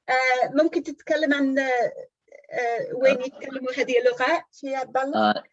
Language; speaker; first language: Arabic; non-native, fluent; English